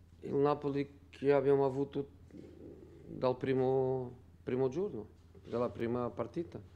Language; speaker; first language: Italian; non-native, fluent; Portuguese